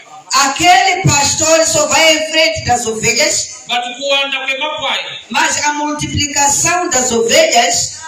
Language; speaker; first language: Portuguese; non-native, local second language; Shona